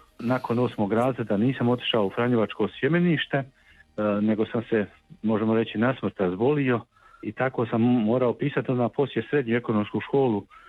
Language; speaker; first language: Croatian; native; Croatian